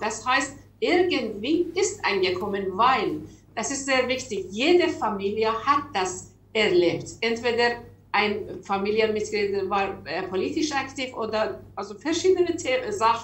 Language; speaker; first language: German; non-native, learner; Persian